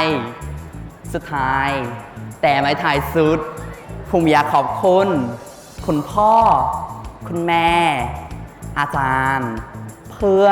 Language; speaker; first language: Thai; non-native, fluent; Khmer